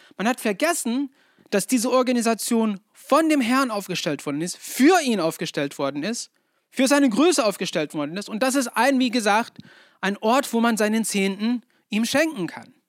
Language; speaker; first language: German; non-native, fluent; English